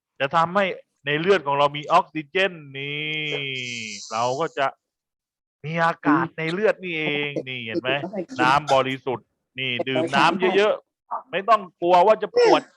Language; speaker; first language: Thai; native; Thai